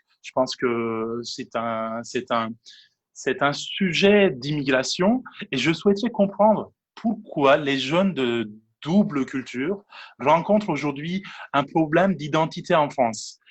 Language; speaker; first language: French; non-native, fluent; Turkish